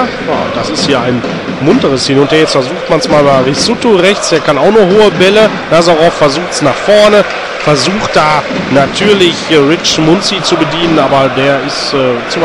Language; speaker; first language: German; native; German